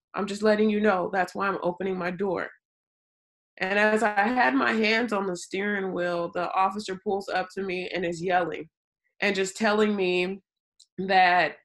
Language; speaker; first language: English; native; English